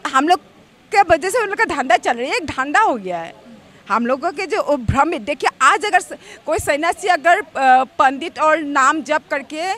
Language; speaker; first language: Hindi; non-native, local second language; Assamese